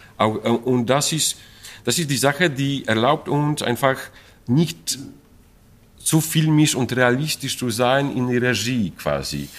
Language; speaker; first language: German; non-native, fluent; Polish